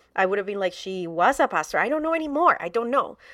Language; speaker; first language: English; non-native, fluent; Spanish